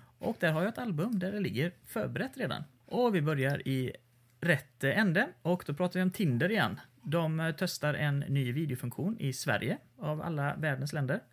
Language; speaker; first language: Swedish; native; Swedish